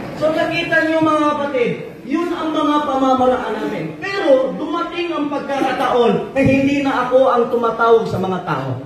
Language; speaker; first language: Filipino; non-native, local second language; Cebuano